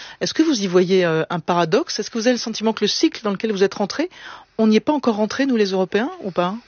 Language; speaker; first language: French; native; French